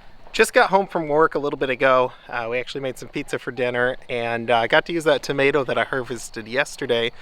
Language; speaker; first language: English; native; English